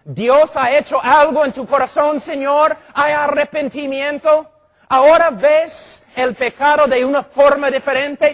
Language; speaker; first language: Spanish; non-native, fluent; English